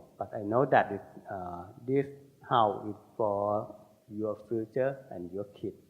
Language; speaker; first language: English; non-native, learner; Thai